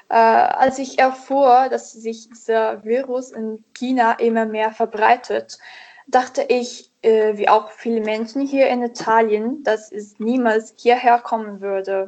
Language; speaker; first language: German; non-native, learner; Italian